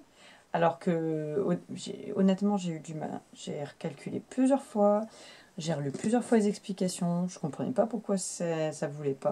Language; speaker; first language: French; native; French